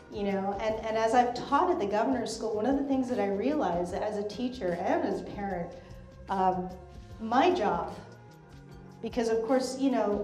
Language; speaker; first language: English; native; English